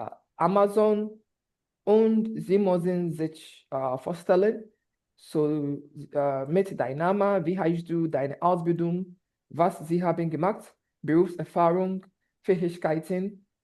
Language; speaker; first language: German; non-native, fluent; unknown